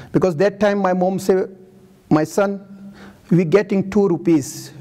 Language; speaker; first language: English; non-native, local second language; Gujarati